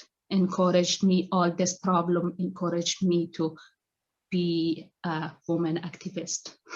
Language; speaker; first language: English; non-native, learner; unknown